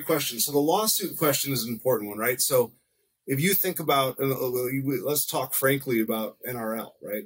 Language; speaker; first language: English; native; English